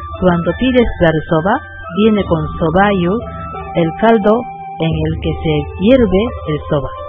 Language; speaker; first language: Spanish; non-native, learner; Japanese